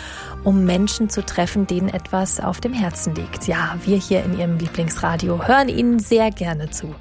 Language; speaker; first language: German; native; German